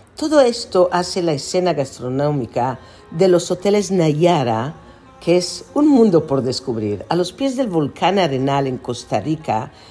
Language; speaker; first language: Spanish; native; Spanish